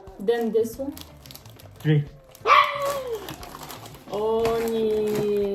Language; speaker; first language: English; non-native, learner; Ukrainian